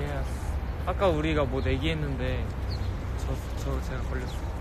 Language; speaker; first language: Korean; native; Korean